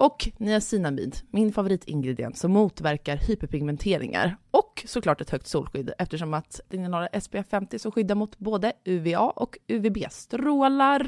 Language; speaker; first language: Swedish; native; Swedish